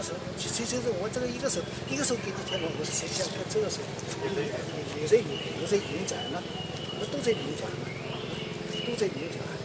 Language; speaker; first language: Chinese; native; Chinese